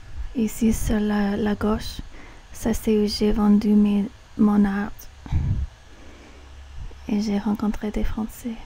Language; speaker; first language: French; non-native, learner; English